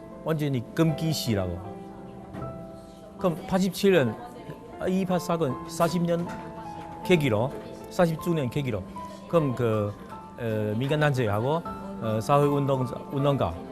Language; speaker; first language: Korean; non-native, fluent; Chinese